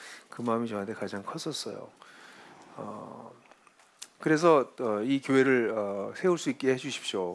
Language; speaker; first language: Korean; native; Korean